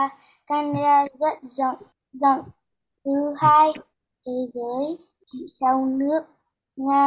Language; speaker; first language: Vietnamese; early bilingual, heritage; Vietnamese